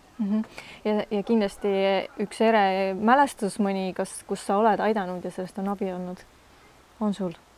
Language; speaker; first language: Estonian; native; Estonian